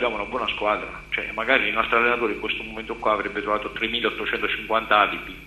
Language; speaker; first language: Italian; native; Italian